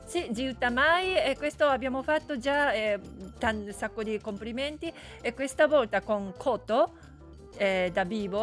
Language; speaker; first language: Italian; non-native, learner; Japanese